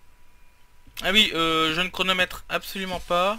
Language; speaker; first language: French; native; French